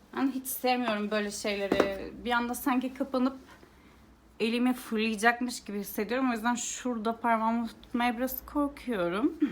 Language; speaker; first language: Turkish; early bilingual, heritage; Turkish